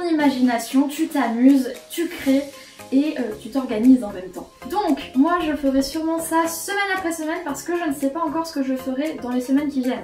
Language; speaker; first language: French; native; French